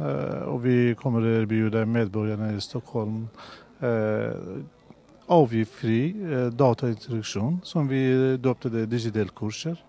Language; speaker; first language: Swedish; non-native, fluent; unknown